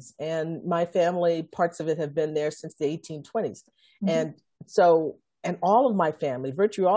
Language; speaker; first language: English; native; English